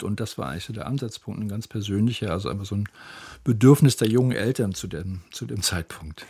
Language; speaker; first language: German; native; German